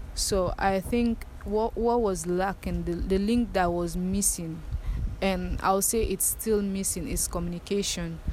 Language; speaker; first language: English; non-native, local second language; Krio